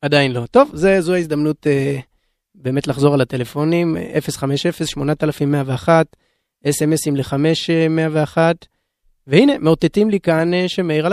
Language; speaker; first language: Hebrew; native; Hebrew